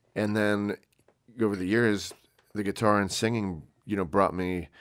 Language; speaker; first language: English; native; English